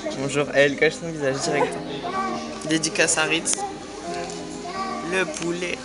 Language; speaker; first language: French; native; French